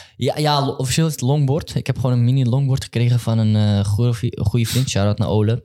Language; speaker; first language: Dutch; early bilingual, other home language; Turkish